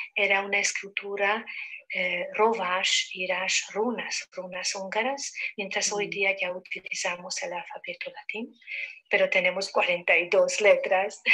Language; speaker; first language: Spanish; non-native, fluent; Hungarian